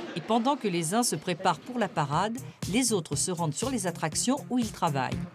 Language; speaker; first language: French; native; French